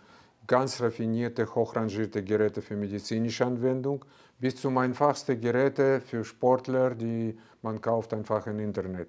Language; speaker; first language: German; non-native, fluent; Russian